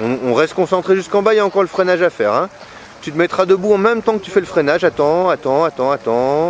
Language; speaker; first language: French; native; French